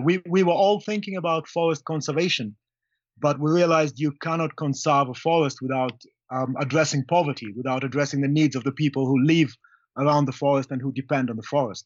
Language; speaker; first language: English; non-native, local second language; Luyia